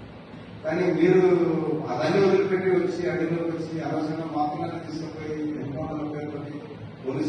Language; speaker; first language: Telugu; native; Telugu